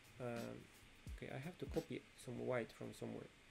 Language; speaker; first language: English; non-native, fluent; Polish